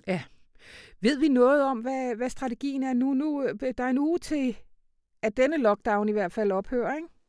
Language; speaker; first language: Danish; native; Danish